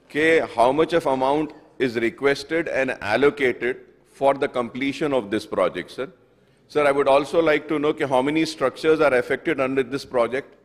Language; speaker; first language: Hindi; non-native, local second language; Urdu